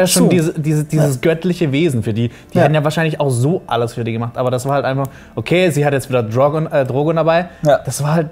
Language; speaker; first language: German; native; German